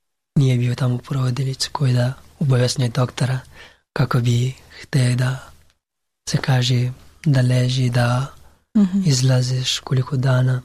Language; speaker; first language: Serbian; non-native, learner; Pashto